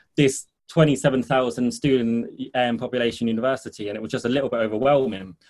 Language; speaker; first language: English; early bilingual, heritage; English